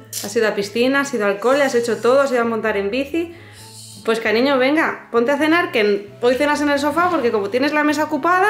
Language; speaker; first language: Spanish; native; Spanish